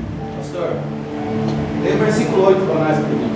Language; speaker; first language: Portuguese; native; Portuguese